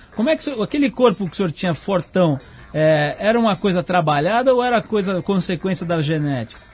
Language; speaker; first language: Portuguese; native; Portuguese